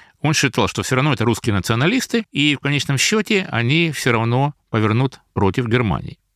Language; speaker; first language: Russian; native; Russian